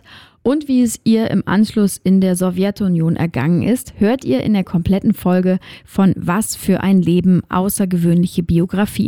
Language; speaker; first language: German; native; German